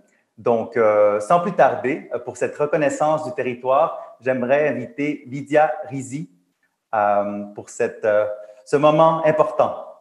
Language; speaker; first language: French; native; French